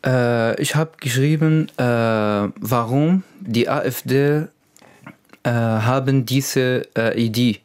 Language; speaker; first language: German; non-native, learner; Arabic